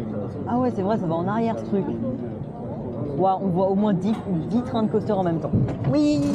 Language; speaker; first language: French; native; French